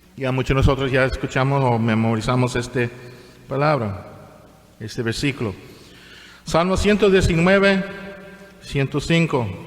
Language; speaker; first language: Spanish; non-native, fluent; English